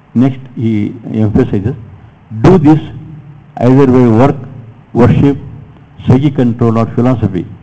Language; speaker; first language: English; non-native, local second language; Kannada